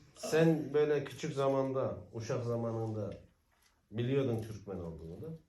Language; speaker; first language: Turkish; native; Turkish